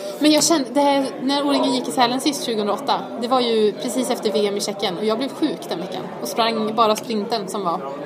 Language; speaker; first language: Swedish; native; Swedish